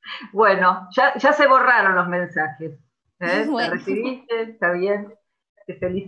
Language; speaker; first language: Spanish; native; Spanish